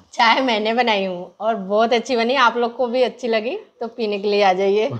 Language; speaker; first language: Hindi; native; Hindi